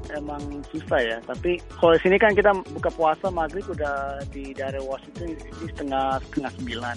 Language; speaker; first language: Indonesian; early bilingual, heritage; Indonesian